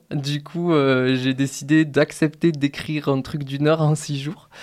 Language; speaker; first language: French; native; French